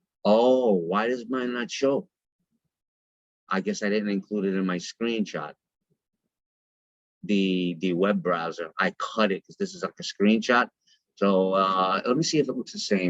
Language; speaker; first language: English; native; English